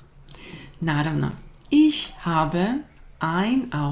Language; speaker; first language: German; non-native, fluent; Croatian